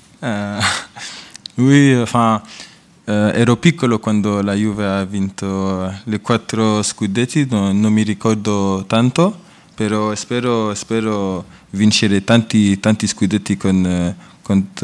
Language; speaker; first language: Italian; non-native, learner; French